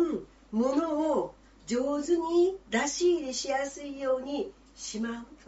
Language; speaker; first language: Japanese; native; Japanese